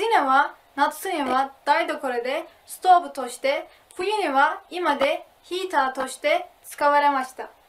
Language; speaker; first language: Japanese; non-native, learner; Turkish